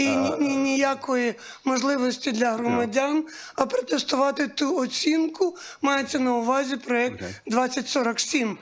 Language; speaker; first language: Ukrainian; native; Ukrainian